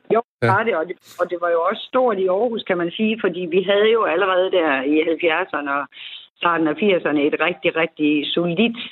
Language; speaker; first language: Danish; native; Danish